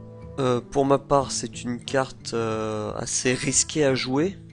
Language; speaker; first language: French; native; French